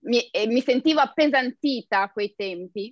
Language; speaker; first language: Italian; native; Italian